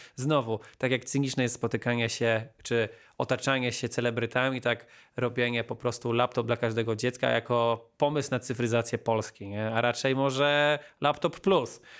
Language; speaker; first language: Polish; native; Polish